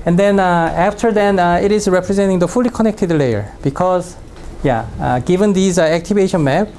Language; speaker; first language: English; non-native, fluent; Korean